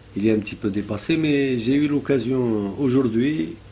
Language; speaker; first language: French; non-native, local second language; Arabic